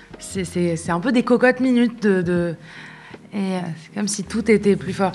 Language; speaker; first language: French; non-native, local second language; Arabic